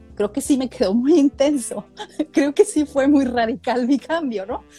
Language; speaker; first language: Spanish; native; Spanish